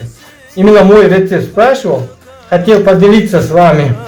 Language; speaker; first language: Russian; non-native, learner; Uzbek